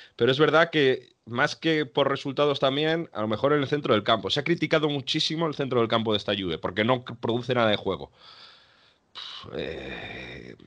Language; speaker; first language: Spanish; native; Spanish